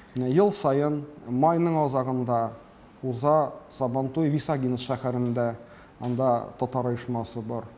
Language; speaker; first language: Tatar; early bilingual, heritage; Tatar